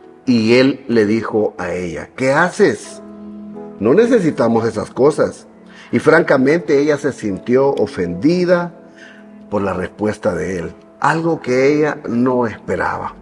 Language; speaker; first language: Spanish; native; Spanish